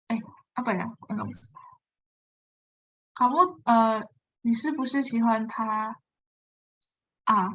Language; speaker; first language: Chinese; non-native, fluent; Indonesian